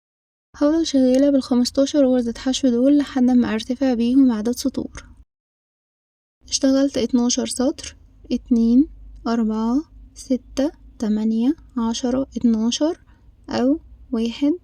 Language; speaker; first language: Arabic; native; Arabic